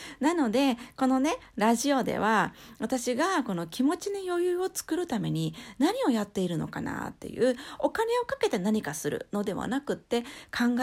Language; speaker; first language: Japanese; native; Japanese